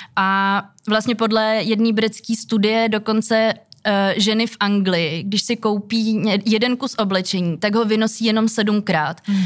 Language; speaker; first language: Czech; native; Czech